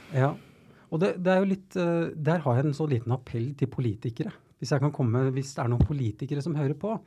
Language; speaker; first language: Norwegian; native; Norwegian